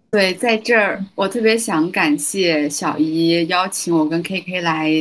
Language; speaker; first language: Chinese; non-native, local second language; Kazakh